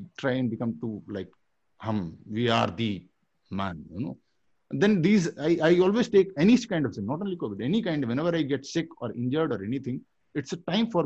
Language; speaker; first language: English; non-native, local second language; Hindi